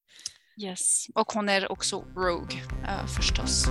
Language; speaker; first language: Swedish; non-native, fluent; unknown